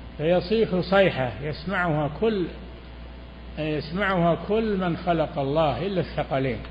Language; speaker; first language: Arabic; native; Arabic